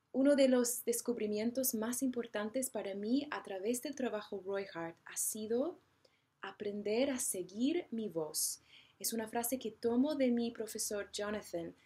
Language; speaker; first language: Spanish; non-native, fluent; English